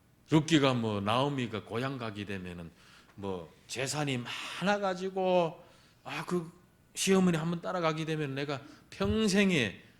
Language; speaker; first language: Korean; early bilingual, heritage; Korean